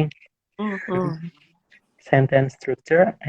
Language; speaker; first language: English; non-native, learner; Indonesian